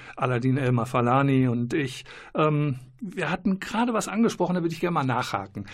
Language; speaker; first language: German; native; German